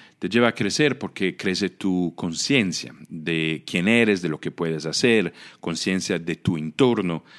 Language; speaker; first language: Spanish; non-native, fluent; Italian